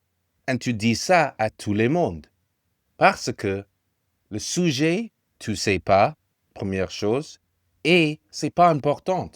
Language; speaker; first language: French; non-native, learner; English